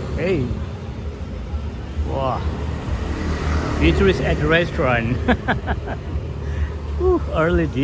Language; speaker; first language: English; non-native, fluent; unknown